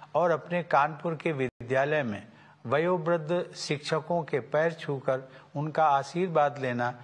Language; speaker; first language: Hindi; native; Hindi